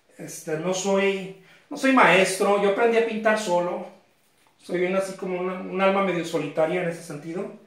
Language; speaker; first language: Spanish; native; Spanish